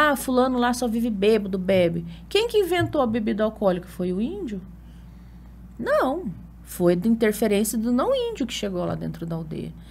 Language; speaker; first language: Portuguese; native; Portuguese